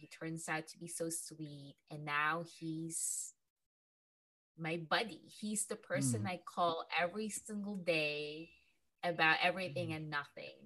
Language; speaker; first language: English; non-native, local second language; Filipino